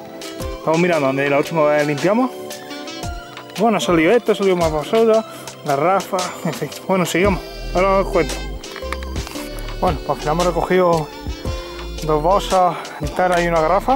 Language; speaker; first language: Spanish; native; Spanish